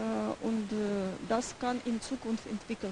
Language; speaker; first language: German; non-native, learner; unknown